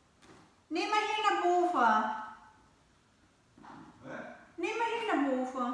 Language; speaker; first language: Dutch; non-native, learner; Filipino